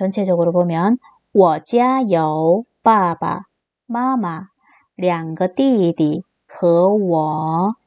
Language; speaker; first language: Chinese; non-native, fluent; Korean